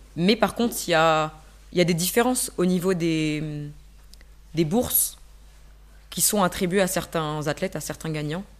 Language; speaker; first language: French; native; French